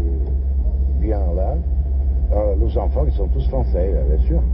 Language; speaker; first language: French; non-native, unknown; Portuguese